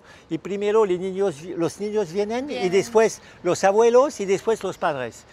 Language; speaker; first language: Spanish; non-native, fluent; French